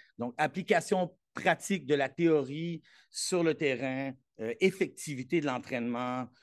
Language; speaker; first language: French; non-native, fluent; Spanish